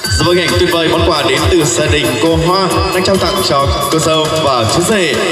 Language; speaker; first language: Vietnamese; non-native, local second language; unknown